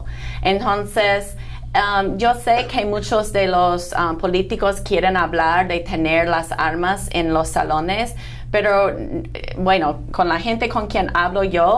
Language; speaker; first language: Spanish; non-native, fluent; English